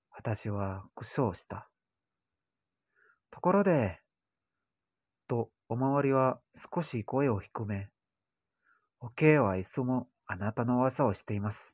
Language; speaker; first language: Japanese; non-native, learner; Indonesian